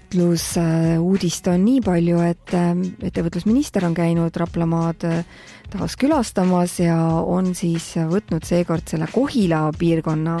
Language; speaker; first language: Estonian; native; Estonian